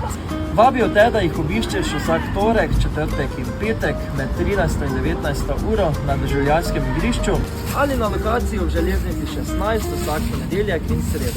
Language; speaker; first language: Slovenian; native; Slovenian